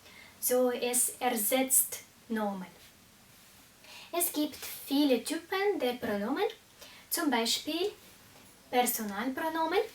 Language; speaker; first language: German; non-native, fluent; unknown